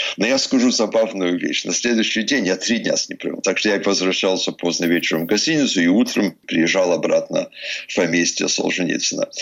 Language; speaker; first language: Russian; early bilingual, heritage; English